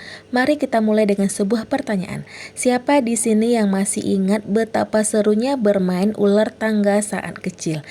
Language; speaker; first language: Indonesian; native; Indonesian